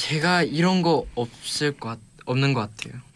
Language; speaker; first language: Korean; non-native, learner; Chinese